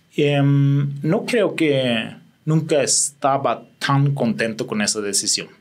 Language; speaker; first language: Spanish; non-native, fluent; Swedish